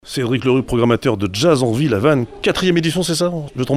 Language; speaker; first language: French; native; French